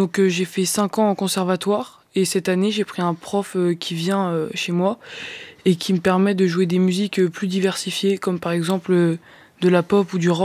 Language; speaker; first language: French; native; French